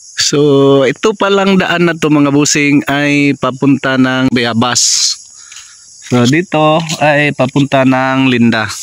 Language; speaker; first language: Filipino; non-native, local second language; Cebuano